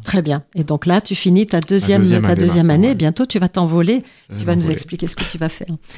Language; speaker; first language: French; native; French